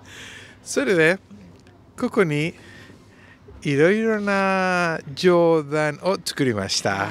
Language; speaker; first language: Japanese; non-native, learner; Spanish